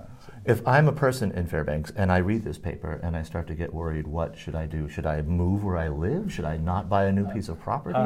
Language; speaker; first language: English; native; English